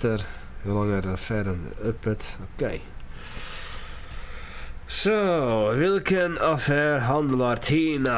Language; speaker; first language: Swedish; non-native, learner; English